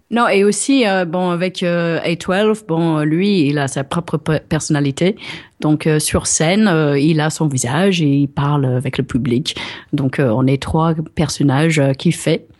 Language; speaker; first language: French; non-native, fluent; English